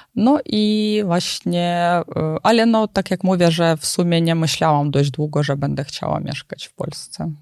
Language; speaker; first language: Polish; non-native, fluent; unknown